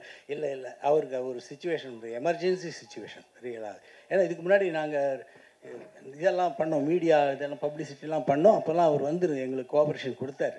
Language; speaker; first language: Tamil; native; Tamil